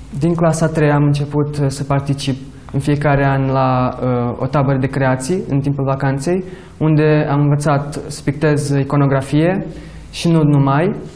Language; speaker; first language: Romanian; early bilingual, other home language; Portuguese